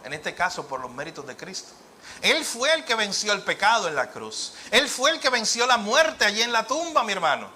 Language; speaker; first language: Spanish; native; Spanish